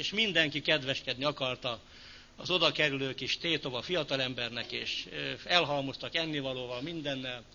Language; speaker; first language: Hungarian; native; Hungarian